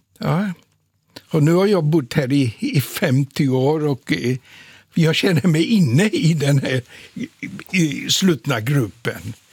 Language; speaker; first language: Swedish; non-native, fluent; Polish